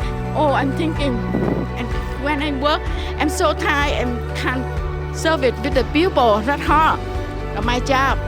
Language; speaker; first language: English; non-native, learner; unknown